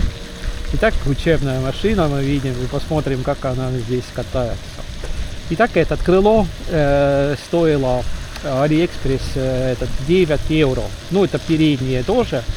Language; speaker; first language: Russian; non-native, local second language; Estonian